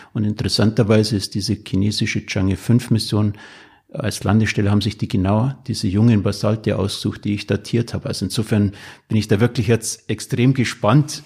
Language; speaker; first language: German; native; German